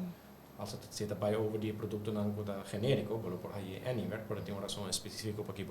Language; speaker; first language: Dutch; non-native, local second language; Papiamento